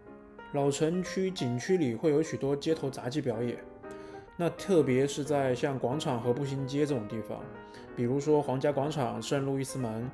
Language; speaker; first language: Chinese; native; Chinese